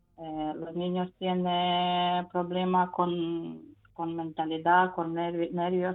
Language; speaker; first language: Spanish; non-native, fluent; Ukrainian